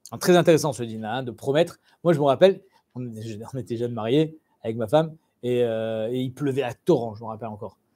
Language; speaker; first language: French; native; French